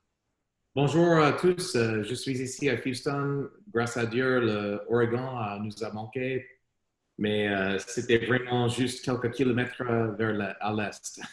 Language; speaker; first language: French; non-native, learner; English